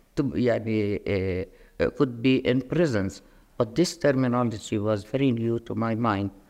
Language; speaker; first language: English; non-native, fluent; Arabic